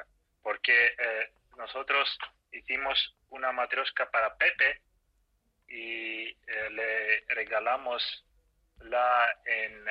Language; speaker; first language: Spanish; non-native, fluent; Russian